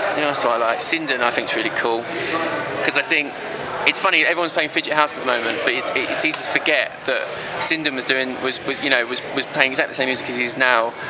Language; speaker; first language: English; native; English